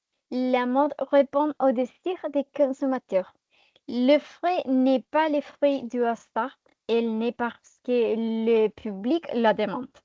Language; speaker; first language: French; non-native, fluent; Spanish